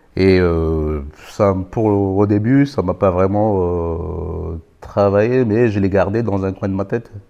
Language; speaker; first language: French; non-native, local second language; Malagasy